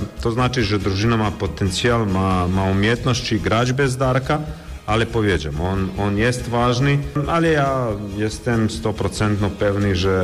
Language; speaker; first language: Polish; non-native, fluent; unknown